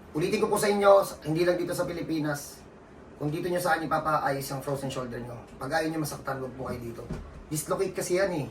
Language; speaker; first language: Filipino; native; Filipino